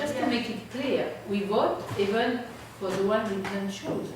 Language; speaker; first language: English; non-native, fluent; French